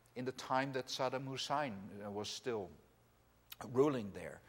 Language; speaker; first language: English; non-native, fluent; Dutch